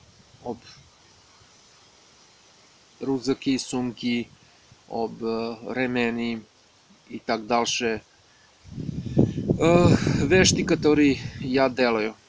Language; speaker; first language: Russian; non-native, learner; Serbian